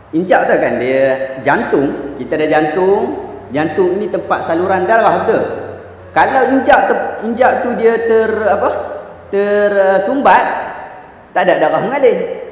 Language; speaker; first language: Malay; native; Malay